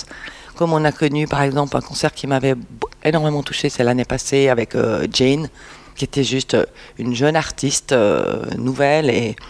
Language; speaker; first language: French; native; French